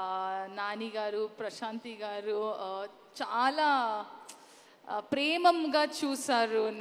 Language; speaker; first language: Telugu; non-native, learner; Kannada